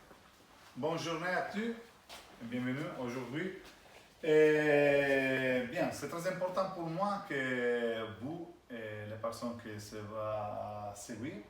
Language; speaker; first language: French; non-native, learner; Italian